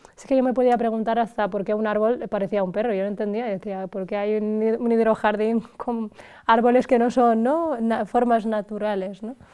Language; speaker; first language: Spanish; early bilingual, other home language; Arabic